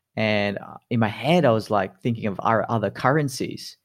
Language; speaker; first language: English; native; English